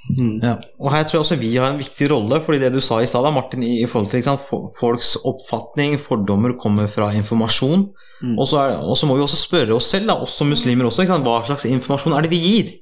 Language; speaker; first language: Norwegian; early bilingual, other home language; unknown